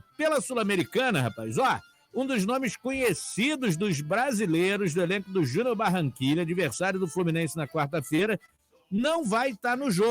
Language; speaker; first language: Portuguese; native; Portuguese